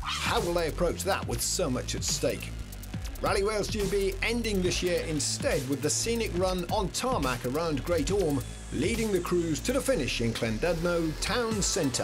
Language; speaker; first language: English; native; English